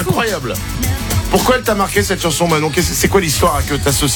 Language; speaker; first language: French; native; French